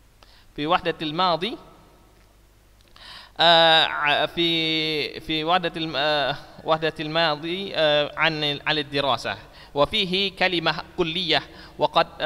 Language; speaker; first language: Arabic; non-native, fluent; Indonesian